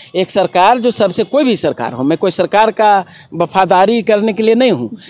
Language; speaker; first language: Hindi; native; Hindi